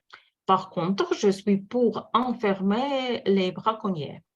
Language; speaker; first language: French; non-native, fluent; Russian